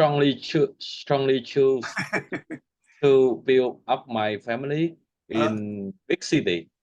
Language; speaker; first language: English; non-native, learner; Vietnamese